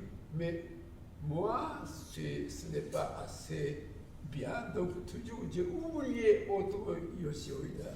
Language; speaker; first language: French; non-native, learner; Japanese